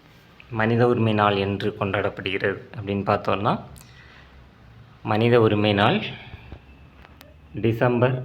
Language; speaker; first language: Tamil; native; Tamil